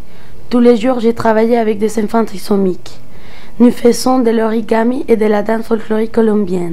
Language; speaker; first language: French; non-native, fluent; Spanish